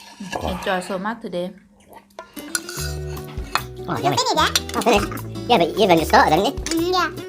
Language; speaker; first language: English; non-native, learner; Thai